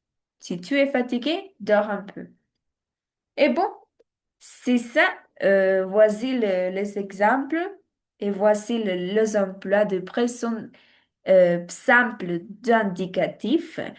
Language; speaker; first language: French; non-native, learner; Spanish